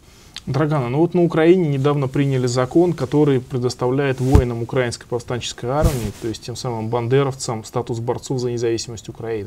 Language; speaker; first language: Russian; native; Russian